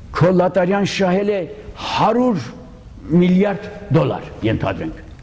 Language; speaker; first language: Armenian; early bilingual, heritage; Armenian